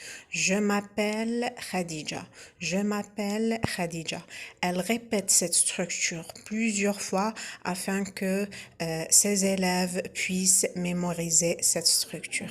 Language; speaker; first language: French; non-native, local second language; Arabic